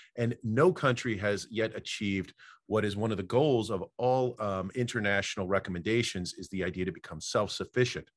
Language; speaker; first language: English; native; English